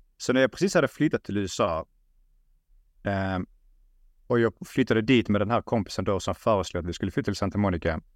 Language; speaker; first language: Swedish; early bilingual, other home language; Russian